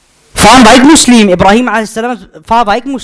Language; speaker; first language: Danish; non-native, fluent; Arabic